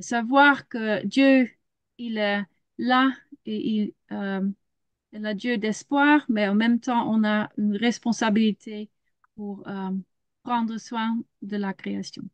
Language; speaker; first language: French; non-native, learner; Dutch